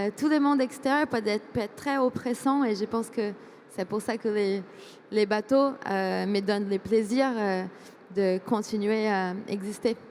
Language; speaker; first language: French; non-native, fluent; Portuguese